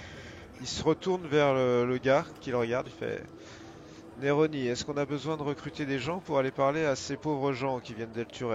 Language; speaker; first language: French; native; French